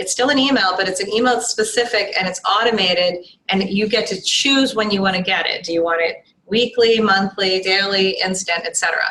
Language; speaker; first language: English; native; English